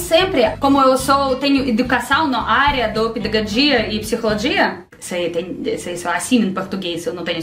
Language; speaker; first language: Portuguese; non-native, learner; Russian